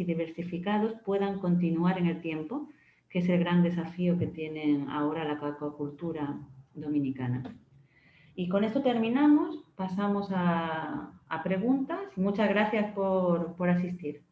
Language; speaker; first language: Spanish; native; Spanish